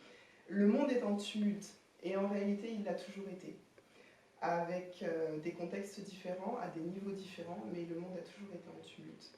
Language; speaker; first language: French; native; French